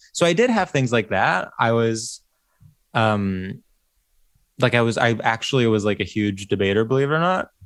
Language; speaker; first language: English; early bilingual, other home language; Greek